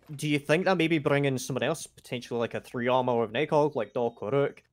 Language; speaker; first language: English; native; English